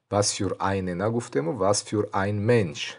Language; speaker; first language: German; non-native, learner; Tajik